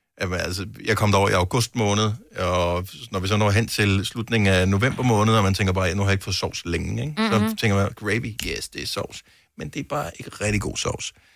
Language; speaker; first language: Danish; native; Danish